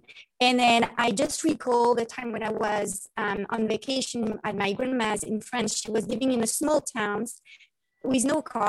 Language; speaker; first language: English; non-native, fluent; French